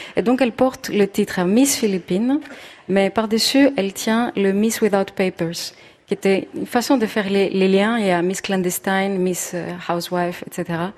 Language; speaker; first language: French; non-native, fluent; Greek